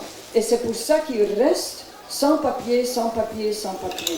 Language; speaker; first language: French; non-native, local second language; Dutch